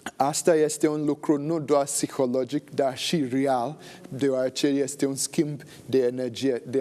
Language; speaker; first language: Romanian; non-native, fluent; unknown